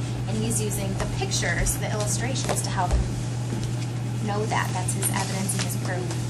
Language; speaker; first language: English; native; English